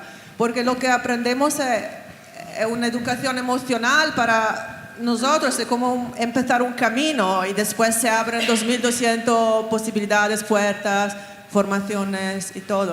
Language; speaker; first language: Spanish; non-native, fluent; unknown